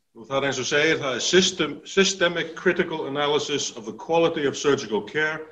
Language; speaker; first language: English; non-native, fluent; Icelandic